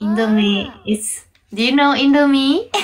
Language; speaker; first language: English; non-native, fluent; Japanese